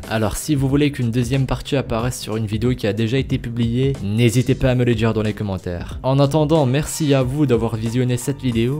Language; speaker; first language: French; native; French